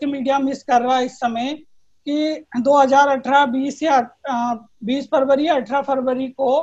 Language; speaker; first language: Hindi; native; Hindi